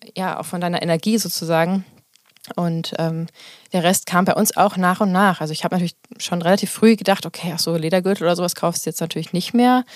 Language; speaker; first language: German; native; German